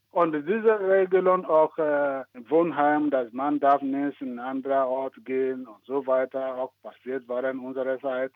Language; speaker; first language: German; non-native, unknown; English